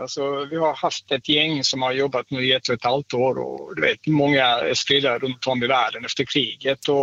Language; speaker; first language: Swedish; non-native, fluent; Bosnian